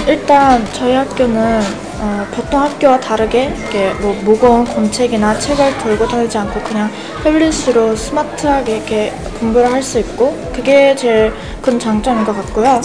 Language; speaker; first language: Korean; non-native, fluent; Mongolian